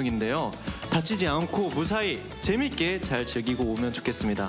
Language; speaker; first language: Korean; native; Korean